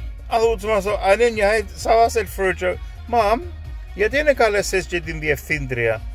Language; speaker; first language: Greek; early bilingual, other home language; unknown